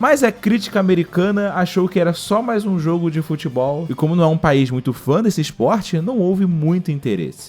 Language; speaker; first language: Portuguese; native; Portuguese